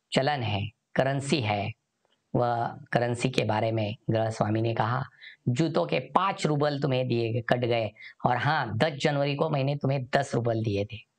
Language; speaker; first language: Hindi; non-native, local second language; Marathi